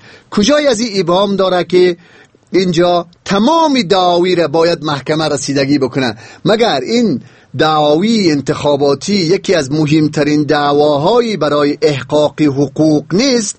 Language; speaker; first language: Persian; native; Persian